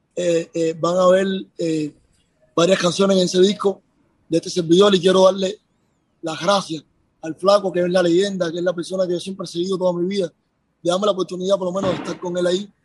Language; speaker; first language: Spanish; native; Spanish